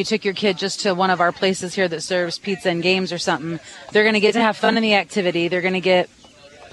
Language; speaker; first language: English; native; English